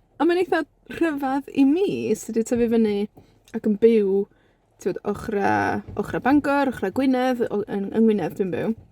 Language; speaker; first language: Welsh; native; Welsh